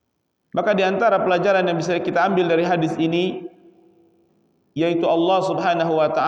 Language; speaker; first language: Indonesian; native; Indonesian